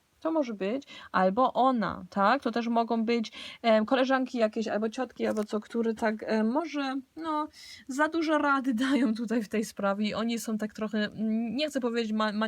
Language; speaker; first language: Polish; early bilingual, heritage; Polish